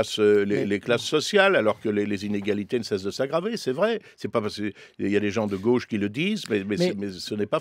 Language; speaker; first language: French; native; French